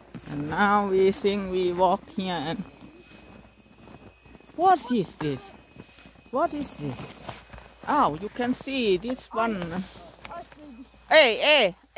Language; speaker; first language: English; non-native, learner; Thai